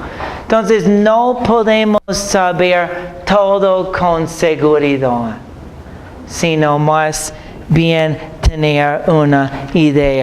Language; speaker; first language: Spanish; non-native, fluent; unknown